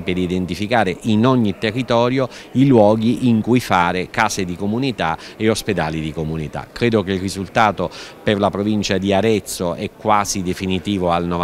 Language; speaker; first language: Italian; native; Italian